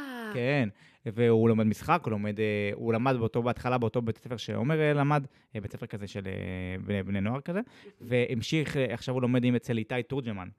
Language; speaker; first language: Hebrew; native; Hebrew